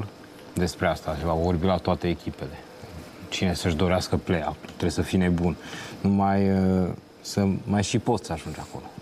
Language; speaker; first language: Romanian; native; Romanian